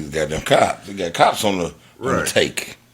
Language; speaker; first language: English; native; English